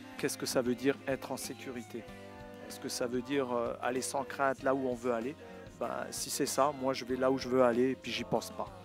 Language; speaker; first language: French; native; French